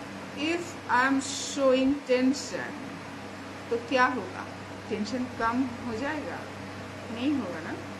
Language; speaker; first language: Hindi; non-native, local second language; Bangla